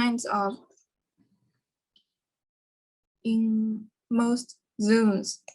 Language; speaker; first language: English; non-native, learner; Chinese